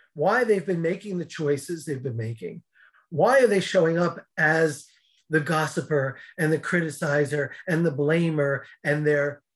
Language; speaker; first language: English; native; English